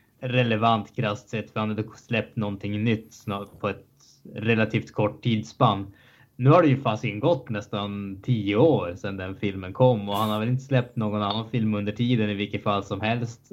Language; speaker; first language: Swedish; native; Swedish